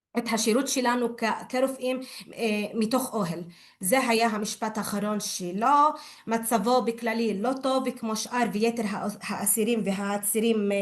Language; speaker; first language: Hebrew; non-native, local second language; Arabic